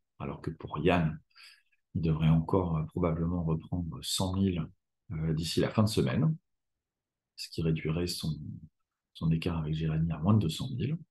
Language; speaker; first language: French; native; French